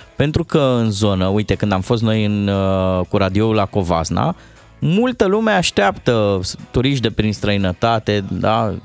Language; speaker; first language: Romanian; native; Romanian